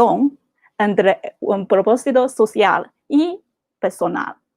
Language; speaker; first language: Spanish; non-native, fluent; Chinese